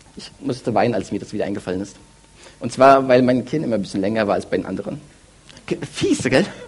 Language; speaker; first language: German; early bilingual, other home language; Russian